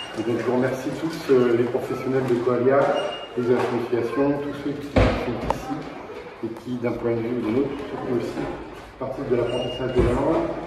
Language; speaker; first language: French; native; French